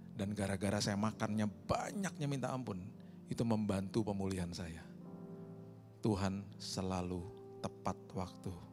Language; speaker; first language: Indonesian; native; Indonesian